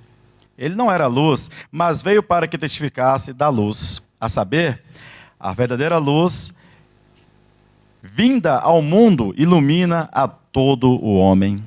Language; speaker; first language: Portuguese; native; Portuguese